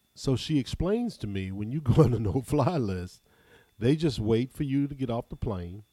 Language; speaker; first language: English; native; English